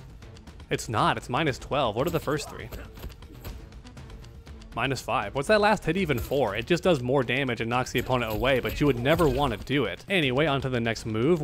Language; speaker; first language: English; native; English